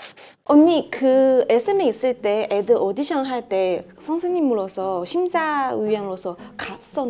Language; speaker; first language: Korean; non-native, fluent; Chinese